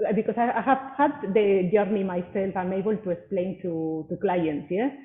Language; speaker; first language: English; non-native, fluent; Spanish